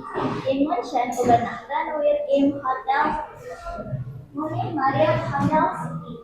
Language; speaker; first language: German; non-native, learner; Indonesian